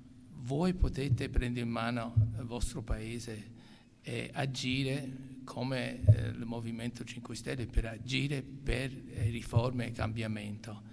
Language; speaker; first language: Italian; non-native, local second language; English